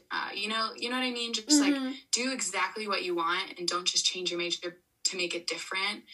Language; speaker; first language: English; native; English